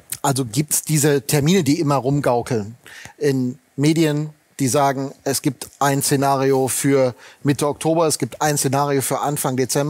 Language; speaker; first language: German; native; German